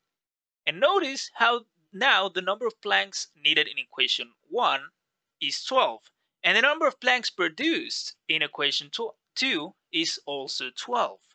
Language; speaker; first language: English; non-native, fluent; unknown